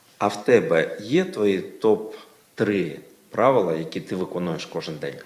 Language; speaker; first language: Ukrainian; native; Ukrainian